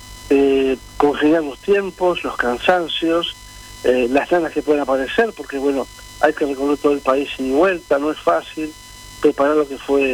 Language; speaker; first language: Spanish; native; Spanish